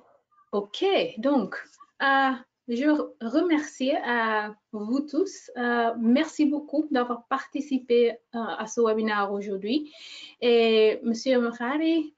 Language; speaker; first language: French; non-native, fluent; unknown